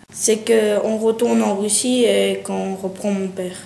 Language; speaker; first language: French; early bilingual, other home language; Chechen